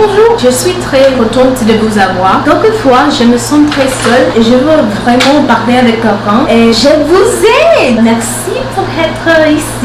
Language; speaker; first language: French; non-native, learner; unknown